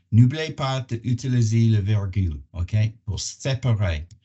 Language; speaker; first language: French; non-native, learner; English